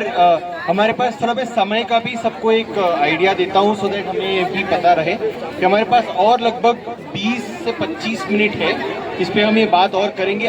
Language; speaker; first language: Hindi; native; Hindi